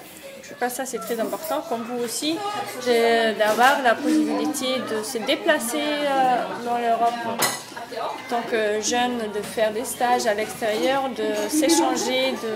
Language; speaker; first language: French; non-native, fluent; German